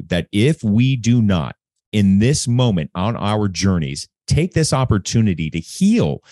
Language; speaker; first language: English; native; English